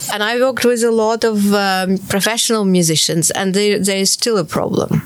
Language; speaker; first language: English; non-native, fluent; Ukrainian